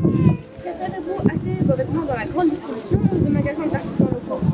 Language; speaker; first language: French; native; French